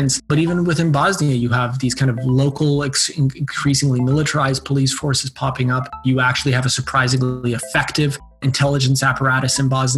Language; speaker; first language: English; non-native, fluent; Bosnian